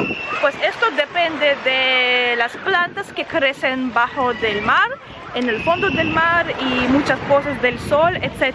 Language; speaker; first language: Spanish; non-native, fluent; Russian